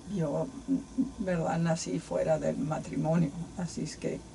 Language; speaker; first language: Spanish; native; Spanish